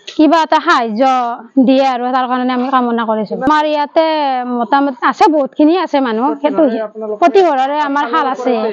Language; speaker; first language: Assamese; native; Assamese